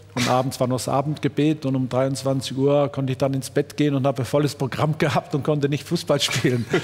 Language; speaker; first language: German; non-native, local second language; Swiss German